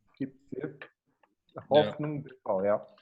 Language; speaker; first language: German; non-native, fluent; Portuguese